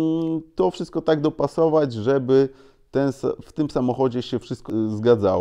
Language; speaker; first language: Polish; native; Polish